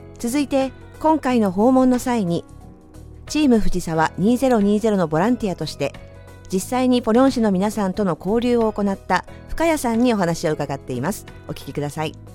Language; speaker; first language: Japanese; native; Japanese